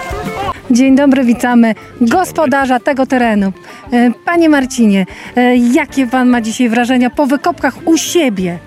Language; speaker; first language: Polish; native; Polish